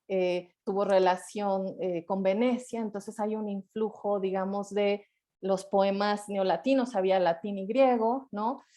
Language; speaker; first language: Spanish; native; Spanish